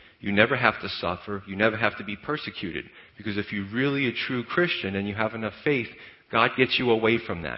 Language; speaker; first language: English; native; English